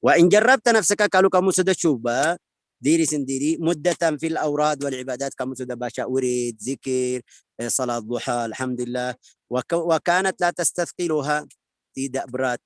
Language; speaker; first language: Indonesian; non-native, learner; Arabic